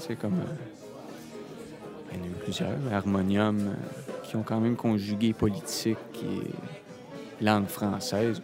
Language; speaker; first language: French; native; French